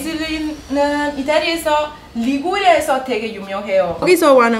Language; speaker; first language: Korean; non-native, learner; Italian